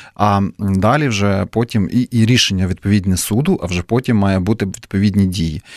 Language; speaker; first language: Ukrainian; native; Ukrainian